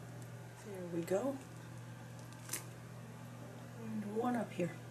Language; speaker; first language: English; native; English